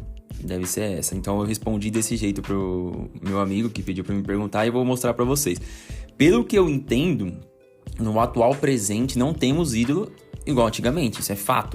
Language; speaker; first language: Portuguese; native; Portuguese